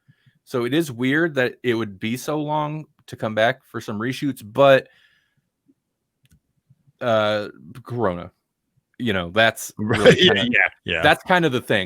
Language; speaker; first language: English; native; English